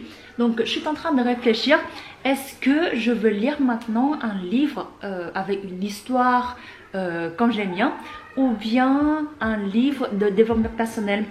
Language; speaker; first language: French; non-native, fluent; Vietnamese